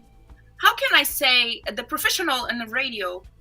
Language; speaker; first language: English; non-native, fluent; Portuguese